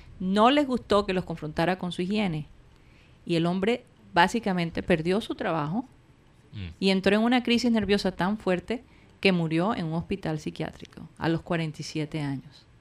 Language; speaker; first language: Spanish; native; Spanish